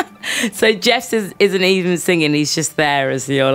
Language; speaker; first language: English; native; English